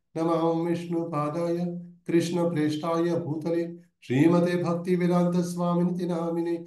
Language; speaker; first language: Hindi; non-native, local second language; Marathi